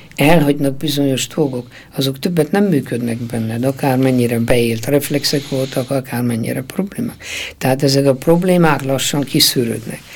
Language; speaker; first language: Hungarian; native; Hungarian